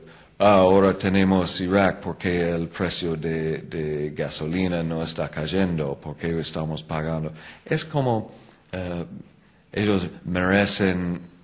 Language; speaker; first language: Spanish; non-native, fluent; English